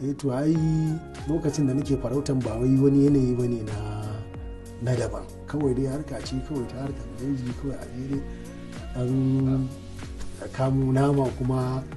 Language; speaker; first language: Hausa; native; Hausa